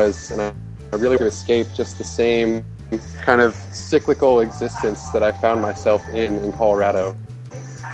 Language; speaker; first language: English; native; English